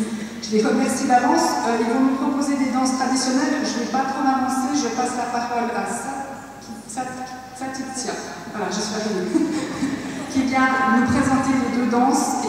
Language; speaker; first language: French; native; French